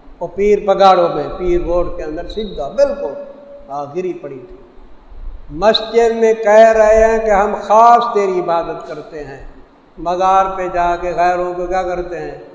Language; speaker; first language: Urdu; non-native, local second language; Saraiki